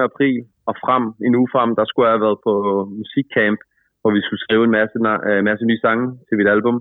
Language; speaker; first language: Danish; native; Danish